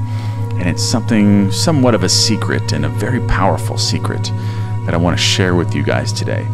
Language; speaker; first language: English; native; English